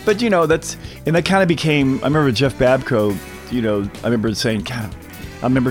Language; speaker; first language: English; native; English